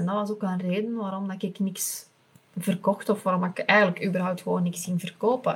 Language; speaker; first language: Dutch; native; Dutch